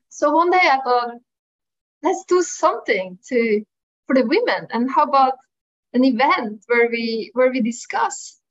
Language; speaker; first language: English; non-native, fluent; Norwegian